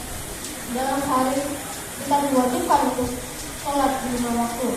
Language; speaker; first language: Indonesian; native; Indonesian